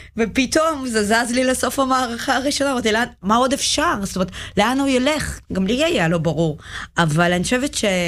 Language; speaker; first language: Hebrew; early bilingual, other home language; Russian